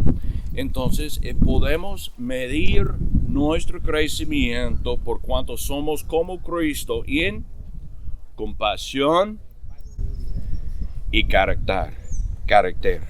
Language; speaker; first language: Spanish; non-native, fluent; English